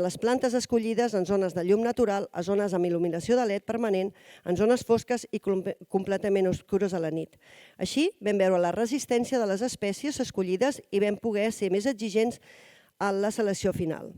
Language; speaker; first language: Catalan; native; Catalan